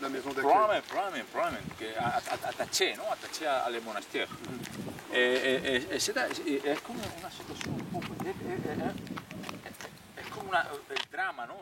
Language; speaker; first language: French; non-native, learner; Spanish